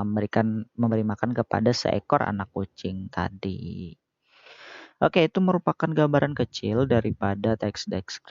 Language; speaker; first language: Indonesian; native; Indonesian